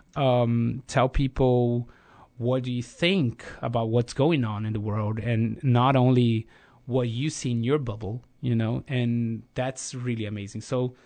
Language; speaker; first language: English; non-native, fluent; Portuguese